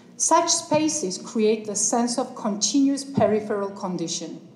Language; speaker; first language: English; non-native, fluent; Georgian